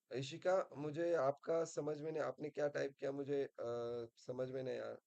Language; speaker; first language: Hindi; non-native, local second language; Marathi